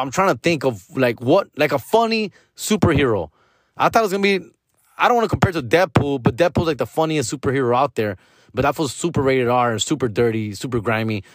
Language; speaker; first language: English; early bilingual, other home language; Spanish